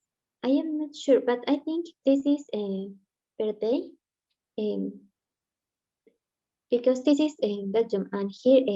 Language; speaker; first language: English; non-native, learner; Spanish